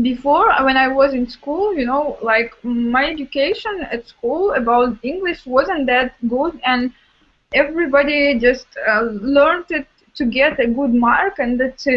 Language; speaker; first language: English; non-native, fluent; Russian